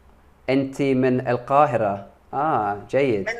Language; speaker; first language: Arabic; non-native, learner; English